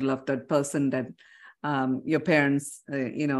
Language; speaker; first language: English; non-native, local second language; Tamil